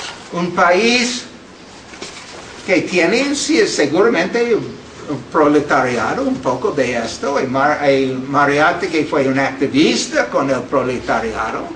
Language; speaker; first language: Spanish; non-native, fluent; English